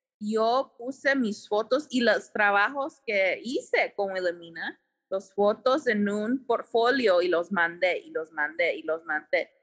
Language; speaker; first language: Spanish; early bilingual, heritage; Spanish